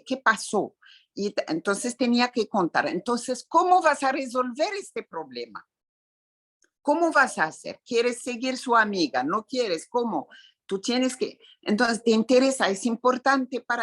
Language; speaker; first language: Spanish; non-native, fluent; Arabic